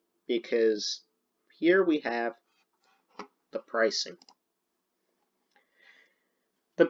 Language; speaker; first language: English; native; English